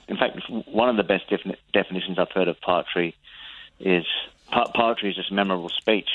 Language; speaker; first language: English; native; English